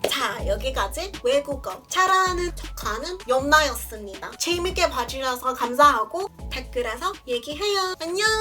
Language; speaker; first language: Korean; non-native, fluent; English